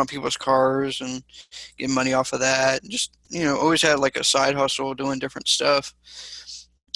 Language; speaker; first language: English; native; English